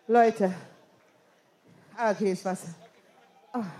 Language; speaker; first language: German; non-native, fluent; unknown